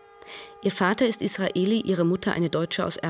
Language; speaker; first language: German; native; German